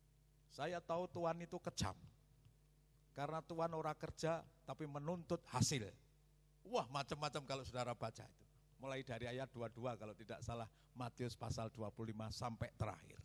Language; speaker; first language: Indonesian; native; Indonesian